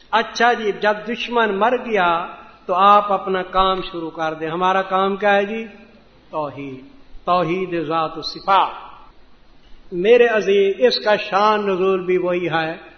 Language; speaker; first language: Urdu; non-native, local second language; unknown